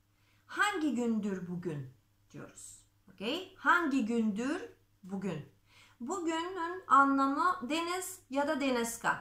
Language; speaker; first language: Turkish; non-native, fluent; Macedonian